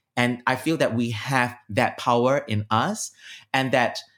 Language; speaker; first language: English; native; English